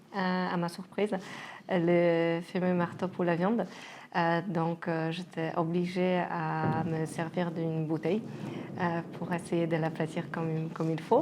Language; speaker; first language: French; non-native, fluent; Polish